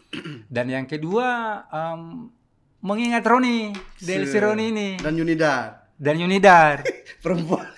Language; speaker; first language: Indonesian; non-native, local second language; Buginese